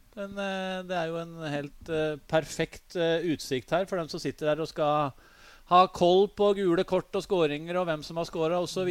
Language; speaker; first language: Norwegian; native; Norwegian